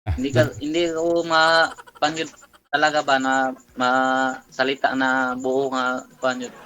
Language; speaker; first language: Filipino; non-native, local second language; Cebuano